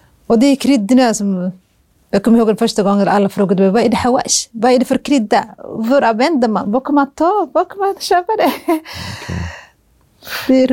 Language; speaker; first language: Swedish; non-native, fluent; Somali